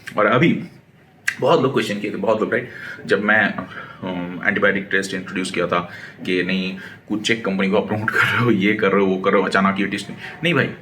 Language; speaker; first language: Hindi; non-native, local second language; Bangla